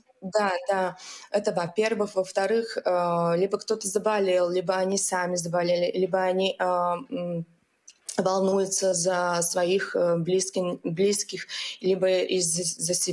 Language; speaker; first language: Russian; non-native, local second language; Latvian